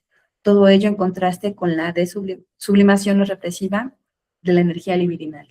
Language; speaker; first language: Spanish; native; Spanish